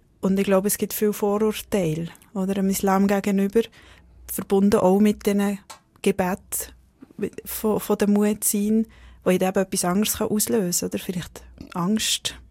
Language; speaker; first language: German; native; German